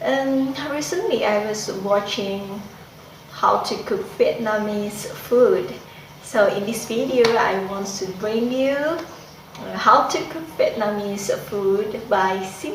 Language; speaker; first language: English; non-native, fluent; Indonesian